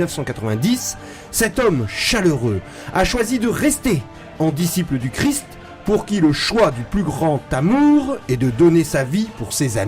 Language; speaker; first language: French; native; French